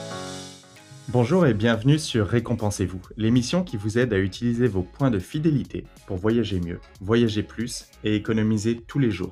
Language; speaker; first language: French; native; French